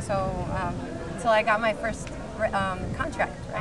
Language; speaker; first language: English; non-native, fluent; Spanish